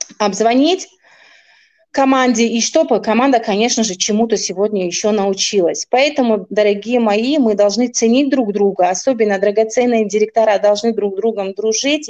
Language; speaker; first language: Russian; non-native, local second language; Tajik